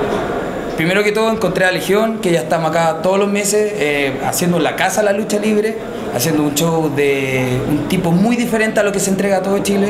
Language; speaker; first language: Spanish; native; Spanish